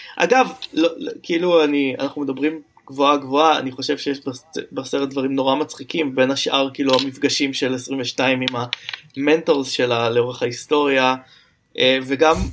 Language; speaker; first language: Hebrew; native; Hebrew